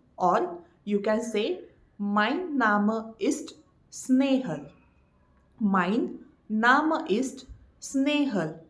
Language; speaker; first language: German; non-native, fluent; Marathi